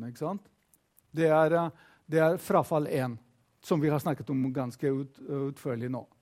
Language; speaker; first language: Norwegian; non-native, fluent; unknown